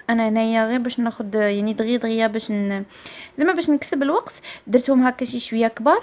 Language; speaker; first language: Arabic; native; Arabic